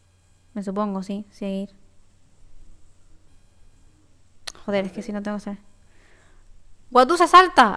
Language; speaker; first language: Spanish; native; Spanish